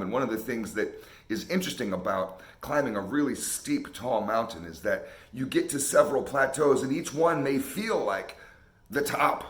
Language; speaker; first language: English; native; English